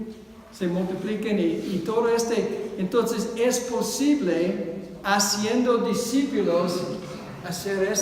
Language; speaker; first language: Spanish; non-native, fluent; English